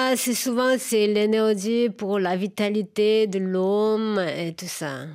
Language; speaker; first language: French; non-native, fluent; Korean